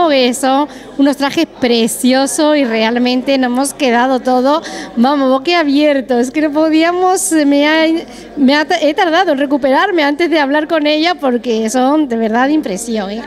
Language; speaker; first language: Spanish; native; Spanish